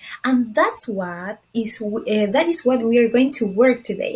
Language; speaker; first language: English; non-native, fluent; Spanish